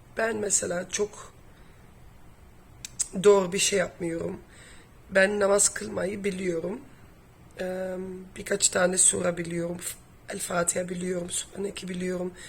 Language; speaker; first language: Turkish; non-native, fluent; Dutch